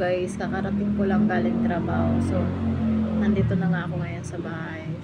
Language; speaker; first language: Filipino; native; Filipino